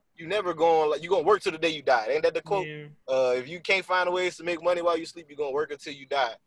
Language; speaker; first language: English; native; English